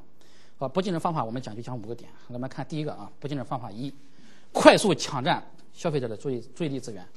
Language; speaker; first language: Chinese; native; Chinese